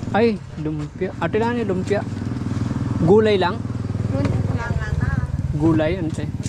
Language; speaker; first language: Filipino; non-native, local second language; Iloko